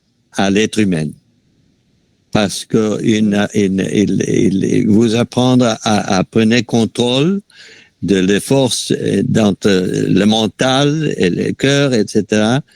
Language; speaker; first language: French; non-native, fluent; Spanish